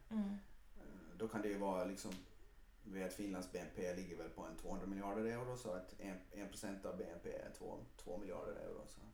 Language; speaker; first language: Swedish; native; Swedish